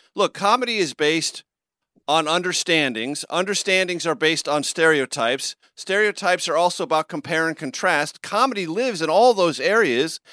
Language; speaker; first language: English; native; English